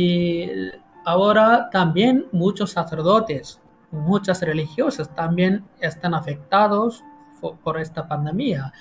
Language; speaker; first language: Spanish; non-native, fluent; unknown